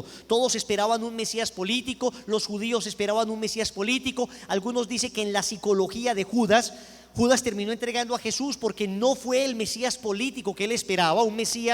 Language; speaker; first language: Spanish; native; Spanish